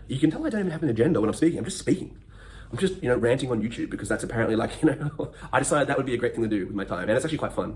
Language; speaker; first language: English; native; English